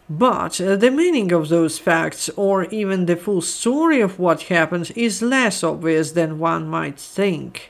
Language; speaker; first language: English; non-native, fluent; Ukrainian